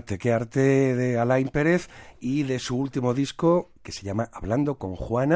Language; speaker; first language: Spanish; native; Spanish